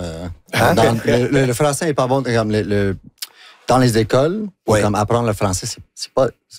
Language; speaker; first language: French; non-native, local second language; English